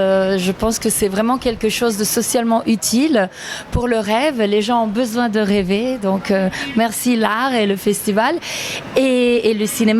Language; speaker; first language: French; non-native, fluent; Italian